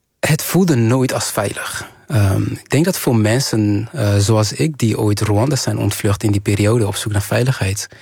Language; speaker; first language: Dutch; early bilingual, other home language; Kinyarwanda